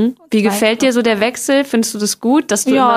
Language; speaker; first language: German; native; German